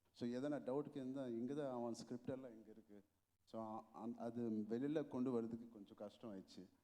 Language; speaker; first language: Tamil; non-native, local second language; Telugu